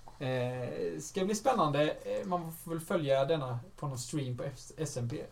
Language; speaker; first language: Swedish; native; Swedish